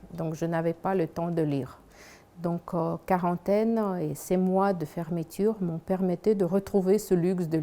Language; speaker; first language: French; non-native, fluent; Russian